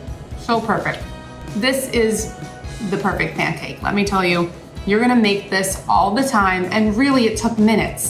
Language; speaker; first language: English; native; English